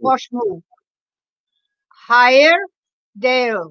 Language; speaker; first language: Turkish; non-native, learner; English